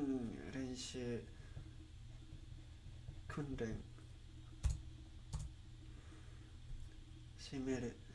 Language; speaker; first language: Japanese; non-native, learner; Spanish